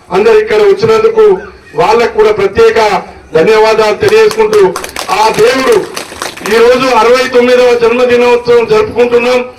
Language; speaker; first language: Telugu; native; Telugu